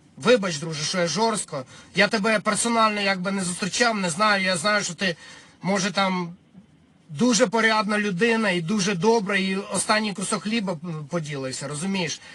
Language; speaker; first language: Ukrainian; non-native, local second language; Russian